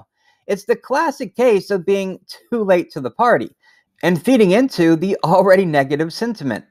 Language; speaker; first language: English; native; English